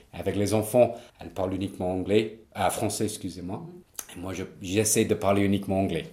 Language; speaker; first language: French; non-native, fluent; English